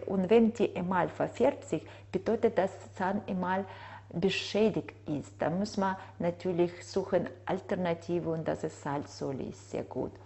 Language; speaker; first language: German; non-native, fluent; Russian